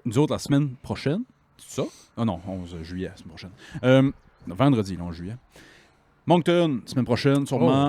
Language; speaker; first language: French; native; French